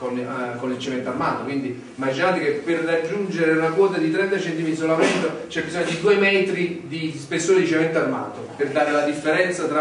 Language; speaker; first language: Italian; native; Italian